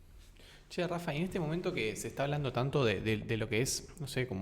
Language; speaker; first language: Spanish; native; Spanish